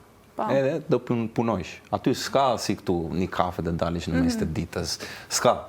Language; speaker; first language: Albanian; non-native, learner; Turkish